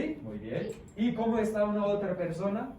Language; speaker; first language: Spanish; non-native, fluent; English